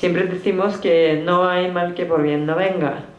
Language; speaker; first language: Spanish; native; Spanish